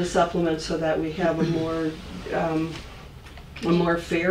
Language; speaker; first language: English; native; English